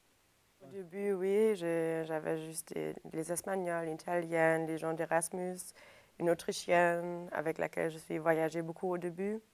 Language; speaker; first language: French; non-native, fluent; German